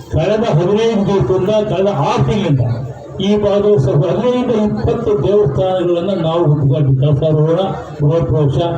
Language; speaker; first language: Kannada; native; Kannada